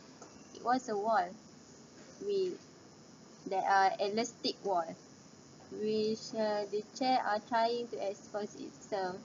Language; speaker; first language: English; non-native, learner; Malay